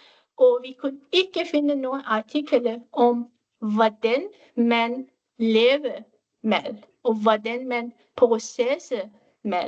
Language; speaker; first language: Danish; non-native, fluent; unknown